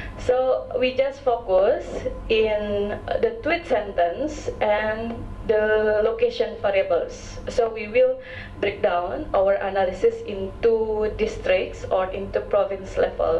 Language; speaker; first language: English; non-native, local second language; Indonesian